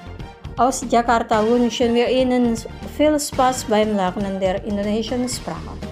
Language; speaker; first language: German; non-native, fluent; Indonesian